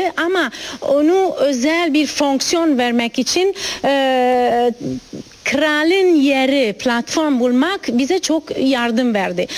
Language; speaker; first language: Turkish; non-native, learner; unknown